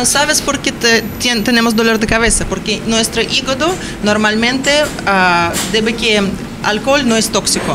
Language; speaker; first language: Spanish; non-native, learner; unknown